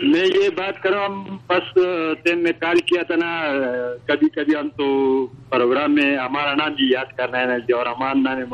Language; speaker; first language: Hindi; non-native, local second language; Pashto